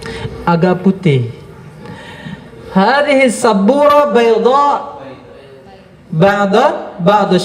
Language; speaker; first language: Arabic; non-native, fluent; Indonesian